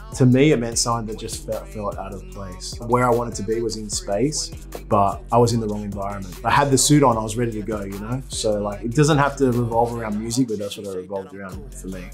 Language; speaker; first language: English; native; English